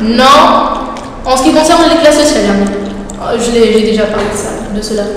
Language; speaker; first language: French; non-native, local second language; Arabic